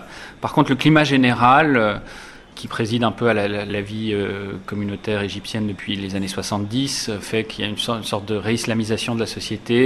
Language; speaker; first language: French; native; French